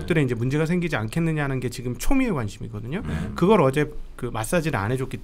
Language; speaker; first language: Korean; native; Korean